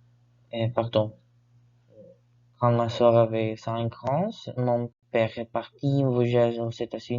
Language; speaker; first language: French; non-native, learner; Spanish